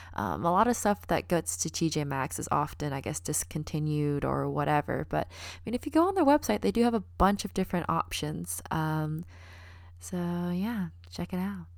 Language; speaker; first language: English; native; English